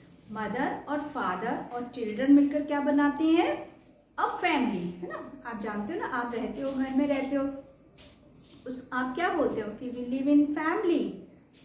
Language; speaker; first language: Hindi; native; Hindi